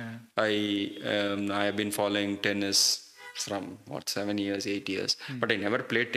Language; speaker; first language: English; non-native, local second language; Malayalam